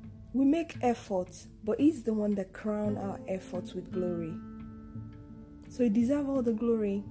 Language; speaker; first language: English; non-native, local second language; Yoruba